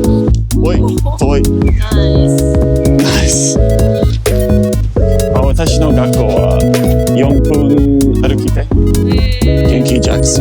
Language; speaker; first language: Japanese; non-native, learner; English